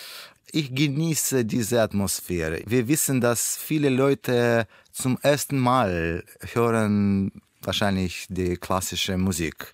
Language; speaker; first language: German; non-native, learner; Russian